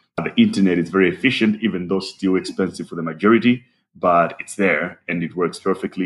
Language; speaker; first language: English; non-native, local second language; Nyanja